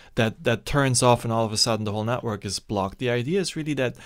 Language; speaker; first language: English; non-native, fluent; German